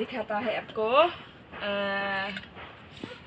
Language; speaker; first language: Hindi; non-native, local second language; Khasi